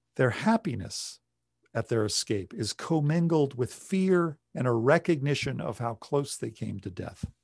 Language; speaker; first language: English; native; English